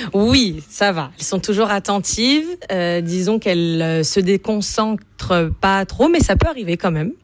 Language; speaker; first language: French; native; French